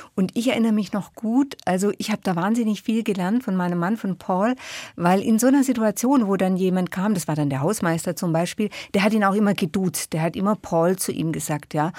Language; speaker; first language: German; native; German